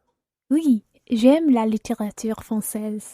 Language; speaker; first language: French; non-native, learner; English